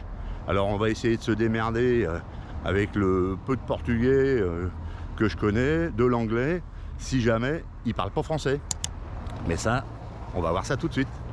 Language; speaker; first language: French; native; French